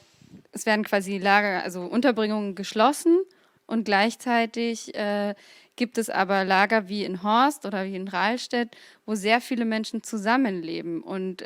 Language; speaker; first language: German; native; German